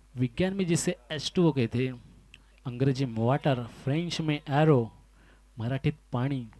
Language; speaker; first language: Hindi; non-native, local second language; Marathi